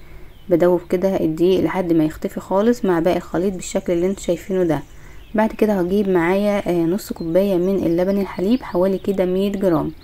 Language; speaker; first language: Arabic; native; Arabic